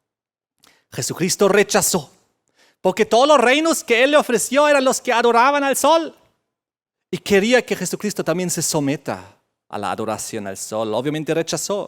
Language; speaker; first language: Spanish; native; Spanish